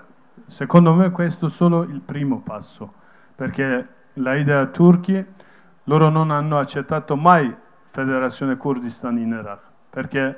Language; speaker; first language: Italian; non-native, learner; Kurdish